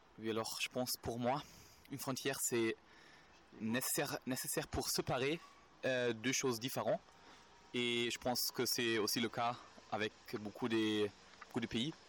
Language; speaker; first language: French; non-native, learner; German